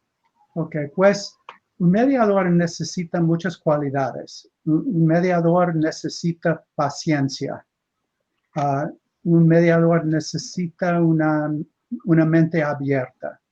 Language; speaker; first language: Spanish; non-native, fluent; English